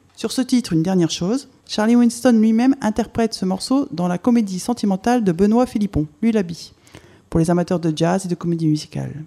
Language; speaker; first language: French; native; French